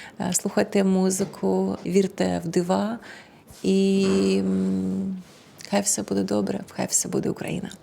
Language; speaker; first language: Ukrainian; non-native, local second language; Russian